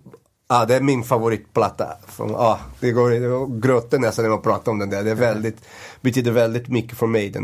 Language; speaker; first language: Swedish; non-native, fluent; Portuguese